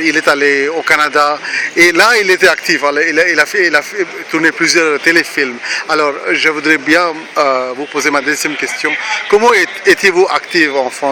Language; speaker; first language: French; non-native, fluent; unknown